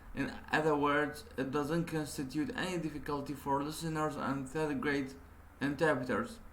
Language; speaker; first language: English; non-native, fluent; Arabic